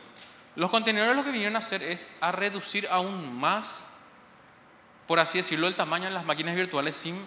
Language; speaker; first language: Spanish; native; Spanish